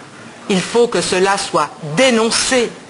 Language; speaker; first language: French; native; French